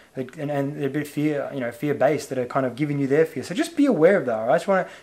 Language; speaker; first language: English; native; English